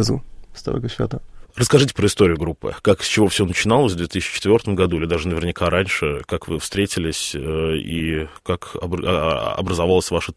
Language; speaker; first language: Russian; native; Russian